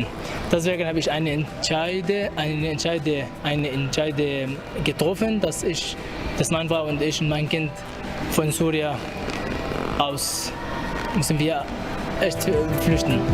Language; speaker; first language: German; non-native, learner; Arabic